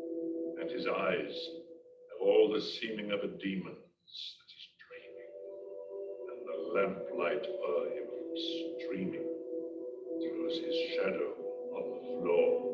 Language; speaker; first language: English; native; English